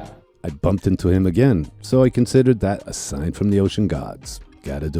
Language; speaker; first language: English; native; English